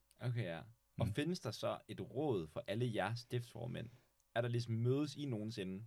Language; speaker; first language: Danish; native; Danish